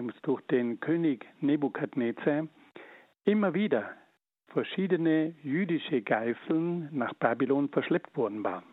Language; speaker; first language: German; native; German